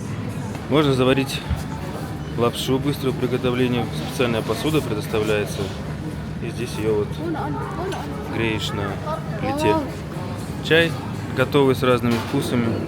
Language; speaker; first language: Russian; native; Russian